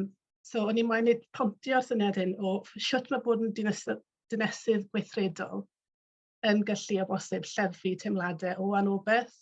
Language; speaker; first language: Welsh; native; Welsh